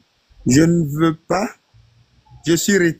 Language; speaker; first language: French; non-native, learner; Arabic